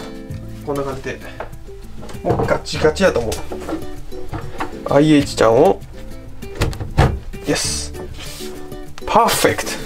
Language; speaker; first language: Japanese; native; Japanese